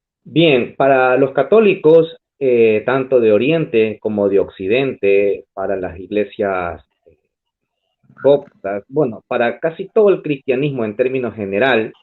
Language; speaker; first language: Spanish; native; Spanish